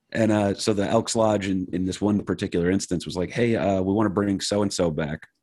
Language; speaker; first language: English; native; English